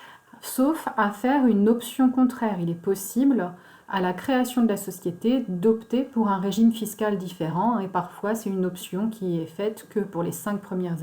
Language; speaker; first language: French; native; French